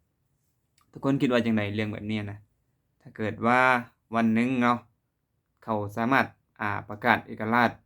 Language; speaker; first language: Thai; non-native, local second language; Lao